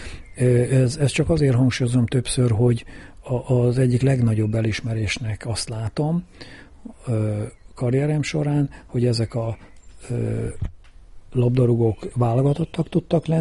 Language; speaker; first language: Hungarian; native; Hungarian